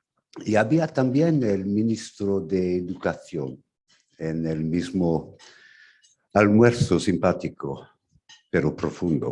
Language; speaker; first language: Spanish; non-native, fluent; English